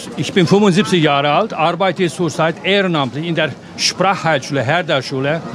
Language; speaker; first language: German; non-native, fluent; Turkish